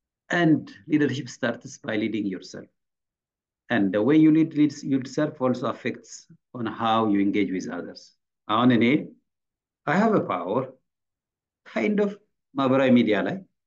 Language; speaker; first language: English; non-native, fluent; Amharic